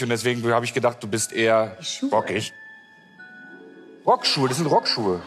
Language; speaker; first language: German; native; German